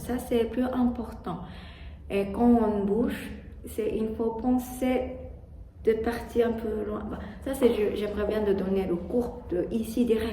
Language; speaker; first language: French; non-native, learner; Japanese